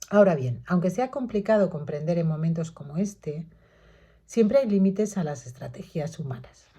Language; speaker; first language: Spanish; native; Spanish